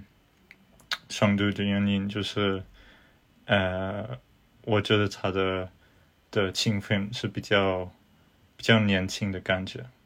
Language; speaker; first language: Chinese; non-native, fluent; Swedish